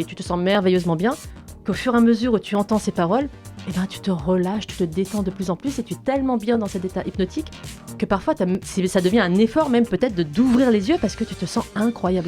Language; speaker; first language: French; native; French